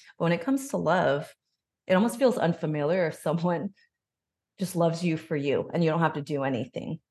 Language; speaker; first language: English; native; English